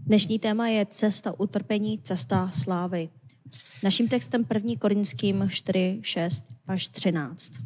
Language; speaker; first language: Czech; non-native, fluent; Korean